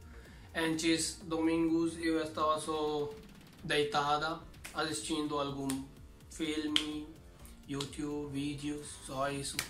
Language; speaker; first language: Portuguese; non-native, learner; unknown